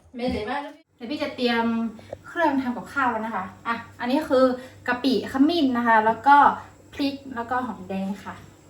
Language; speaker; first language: Thai; non-native, local second language; Karen languages